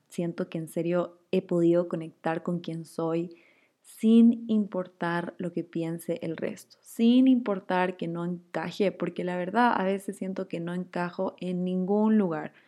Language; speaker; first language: Spanish; native; Spanish